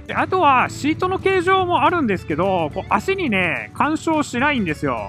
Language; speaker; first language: Japanese; native; Japanese